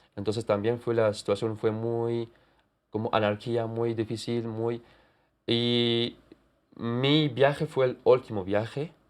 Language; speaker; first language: Spanish; non-native, fluent; Kurdish